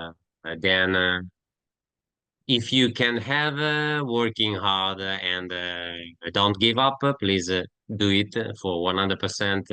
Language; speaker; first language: English; non-native, learner; Italian